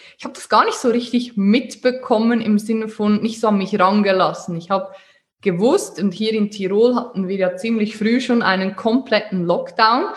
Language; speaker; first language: German; native; German